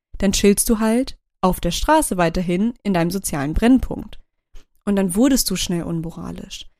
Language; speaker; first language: German; early bilingual, other home language; Turkish